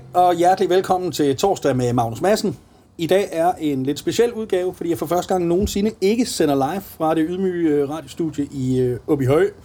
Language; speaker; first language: Danish; native; Danish